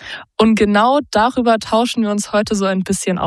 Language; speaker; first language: German; native; German